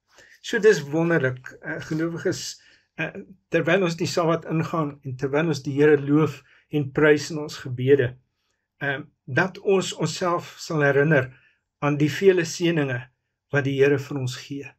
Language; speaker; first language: Afrikaans; native; Afrikaans